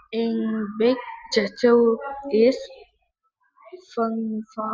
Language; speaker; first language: English; non-native, learner; Vietnamese